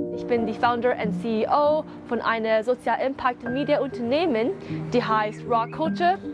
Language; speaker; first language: German; non-native, fluent; Chinese